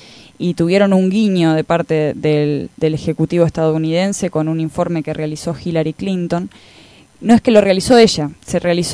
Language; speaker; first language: Spanish; native; Spanish